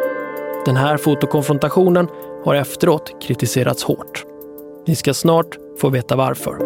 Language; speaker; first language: Swedish; native; Swedish